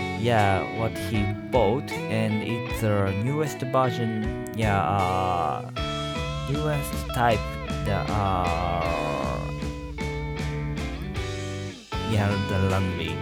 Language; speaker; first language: English; non-native, learner; Japanese